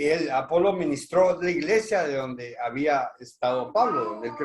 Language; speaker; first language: Spanish; native; Spanish